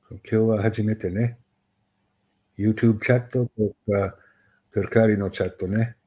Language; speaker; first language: Japanese; non-native, learner; English